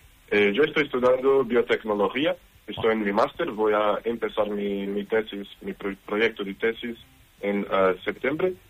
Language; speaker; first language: Spanish; non-native, learner; Portuguese